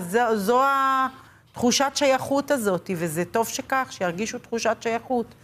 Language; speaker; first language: Hebrew; native; Hebrew